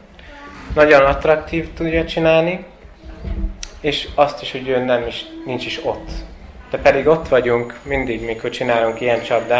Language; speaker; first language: Hungarian; non-native, fluent; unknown